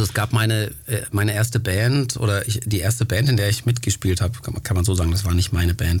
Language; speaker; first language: German; early bilingual, other home language; Greek